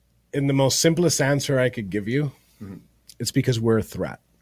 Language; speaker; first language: Spanish; early bilingual, heritage; Spanish